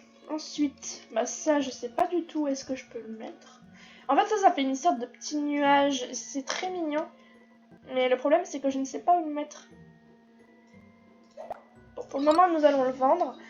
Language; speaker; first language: French; native; French